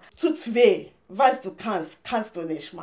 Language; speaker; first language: German; non-native, learner; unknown